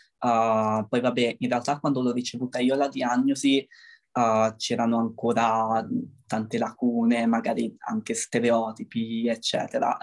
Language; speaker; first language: Italian; early bilingual, other home language; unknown